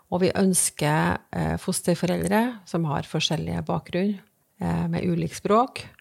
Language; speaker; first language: Norwegian; native; Norwegian